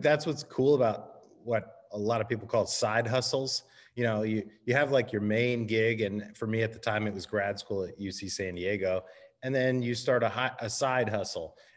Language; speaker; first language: English; native; English